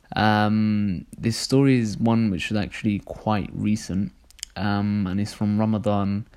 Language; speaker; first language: English; native; English